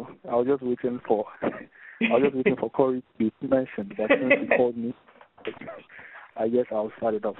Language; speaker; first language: English; non-native, local second language; Akan